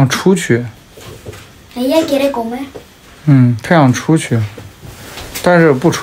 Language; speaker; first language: Chinese; native; Chinese